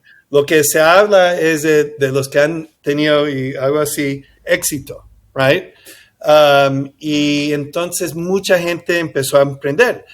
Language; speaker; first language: Spanish; early bilingual, heritage; English